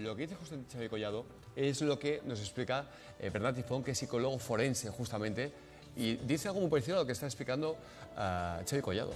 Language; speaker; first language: Spanish; native; Spanish